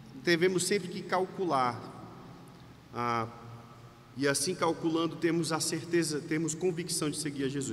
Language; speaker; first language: Portuguese; native; Portuguese